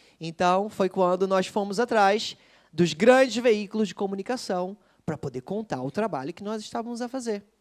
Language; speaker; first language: Portuguese; native; Portuguese